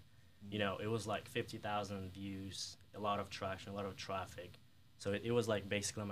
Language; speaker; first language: English; non-native, fluent; Ukrainian